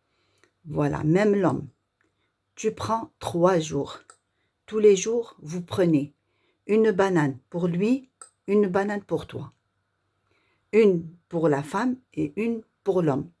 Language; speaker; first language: French; non-native, local second language; Arabic